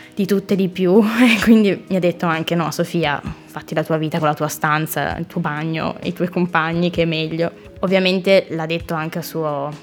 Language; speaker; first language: Italian; native; Italian